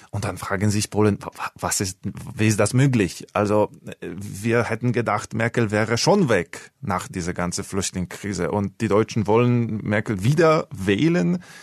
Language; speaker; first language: German; non-native, fluent; Polish